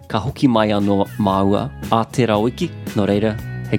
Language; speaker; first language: Māori; non-native, learner; English